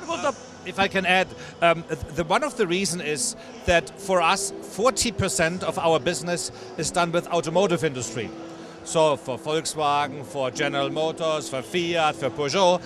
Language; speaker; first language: English; non-native, fluent; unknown